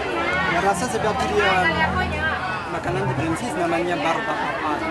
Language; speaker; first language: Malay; non-native, learner; French